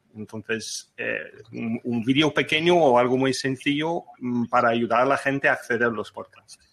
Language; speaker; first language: Spanish; non-native, fluent; English